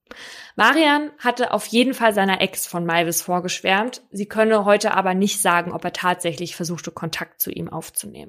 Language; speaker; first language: German; native; German